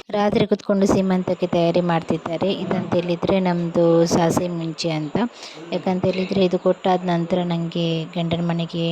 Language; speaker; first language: Kannada; non-native, local second language; Tulu